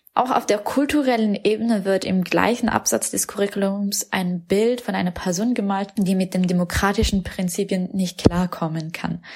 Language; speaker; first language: German; non-native, fluent; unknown